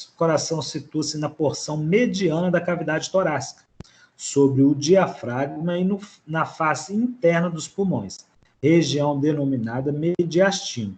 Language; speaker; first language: Portuguese; native; Portuguese